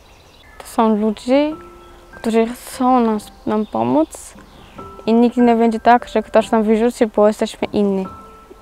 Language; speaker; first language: Polish; early bilingual, other home language; Georgian